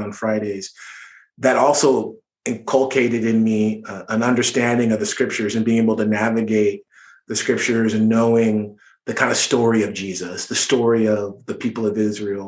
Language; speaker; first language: English; native; English